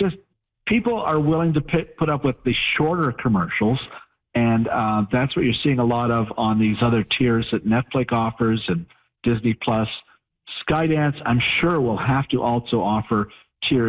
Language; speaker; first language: English; native; English